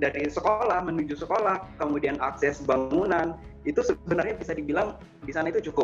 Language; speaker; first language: Indonesian; non-native, local second language; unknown